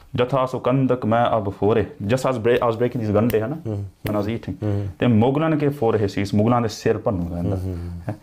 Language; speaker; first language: Punjabi; early bilingual, heritage; Punjabi